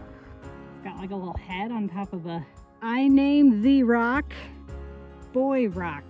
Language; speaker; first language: English; native; English